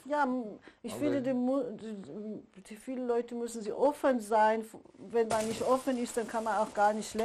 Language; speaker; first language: German; non-native, learner; Persian